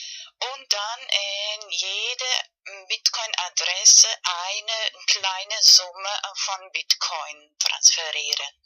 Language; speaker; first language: German; non-native, fluent; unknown